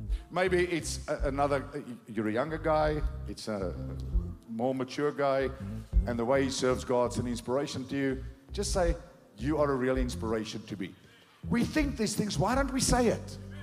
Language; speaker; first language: English; non-native, local second language; Afrikaans